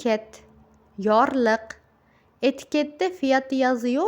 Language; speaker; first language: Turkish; non-native, fluent; Uzbek